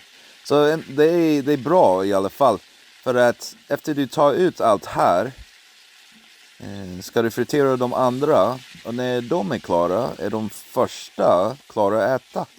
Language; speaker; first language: Swedish; non-native, fluent; English